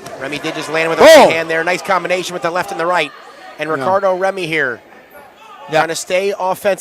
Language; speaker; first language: English; native; English